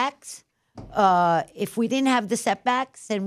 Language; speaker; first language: English; early bilingual, other home language; Italian